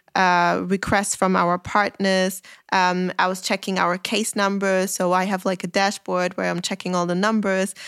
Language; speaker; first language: English; non-native, fluent; German